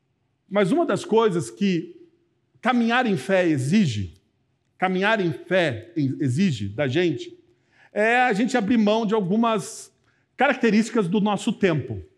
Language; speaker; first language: Portuguese; native; Portuguese